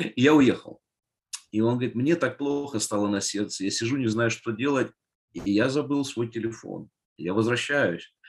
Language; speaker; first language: Russian; native; Russian